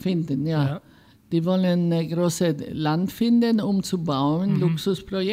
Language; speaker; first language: German; non-native, fluent; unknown